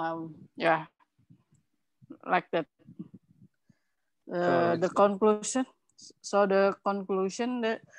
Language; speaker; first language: English; non-native, learner; Indonesian